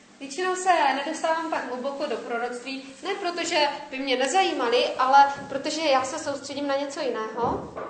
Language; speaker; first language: Czech; native; Czech